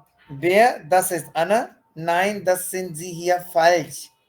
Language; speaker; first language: German; non-native, fluent; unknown